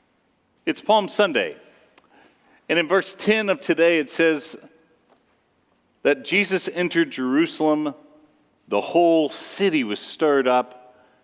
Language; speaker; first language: English; native; English